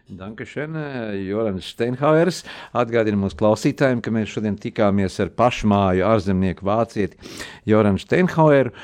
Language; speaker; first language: Latvian; native; Latvian